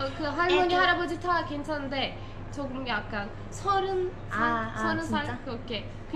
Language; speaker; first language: Korean; non-native, fluent; Turkish